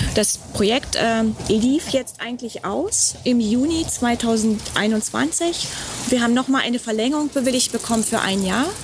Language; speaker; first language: German; native; German